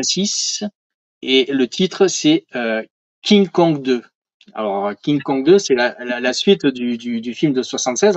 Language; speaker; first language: French; native; French